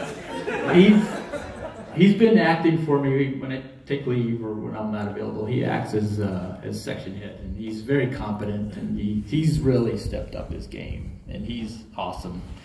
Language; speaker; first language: English; native; English